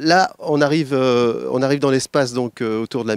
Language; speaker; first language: French; native; French